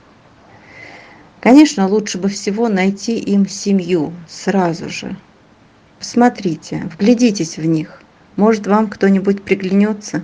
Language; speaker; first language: Russian; native; Russian